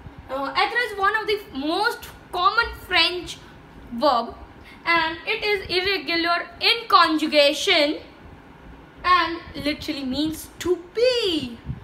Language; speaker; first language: English; non-native, local second language; Gujarati